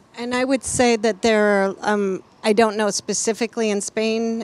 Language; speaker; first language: English; native; English